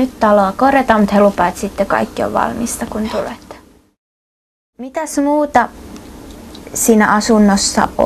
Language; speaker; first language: Finnish; non-native, fluent; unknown